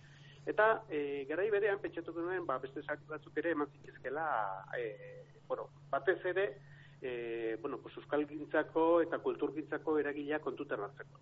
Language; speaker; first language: Basque; native; Basque